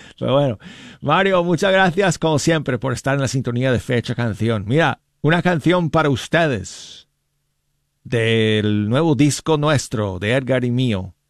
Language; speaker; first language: Spanish; non-native, fluent; English